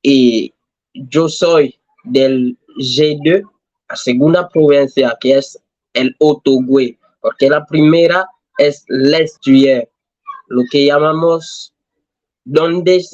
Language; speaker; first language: Spanish; non-native, learner; French